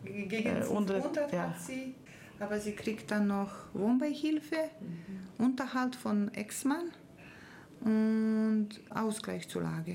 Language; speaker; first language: German; non-native, fluent; Serbian